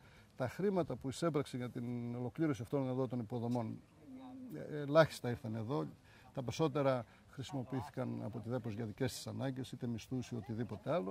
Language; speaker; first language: Greek; native; Greek